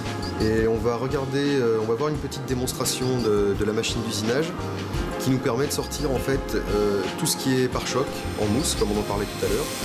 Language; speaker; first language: French; native; French